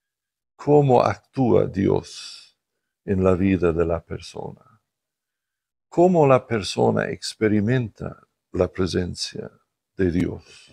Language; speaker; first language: Spanish; non-native, fluent; English